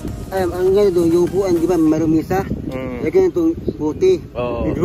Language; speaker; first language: Filipino; non-native, local second language; Cebuano